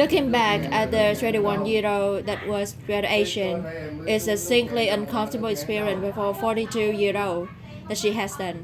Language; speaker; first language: English; non-native, learner; Vietnamese